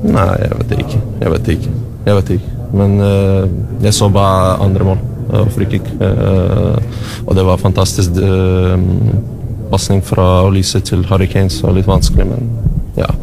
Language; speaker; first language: Norwegian; non-native, learner; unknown